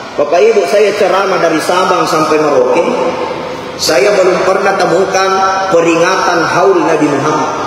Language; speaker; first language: Malay; non-native, local second language; Buginese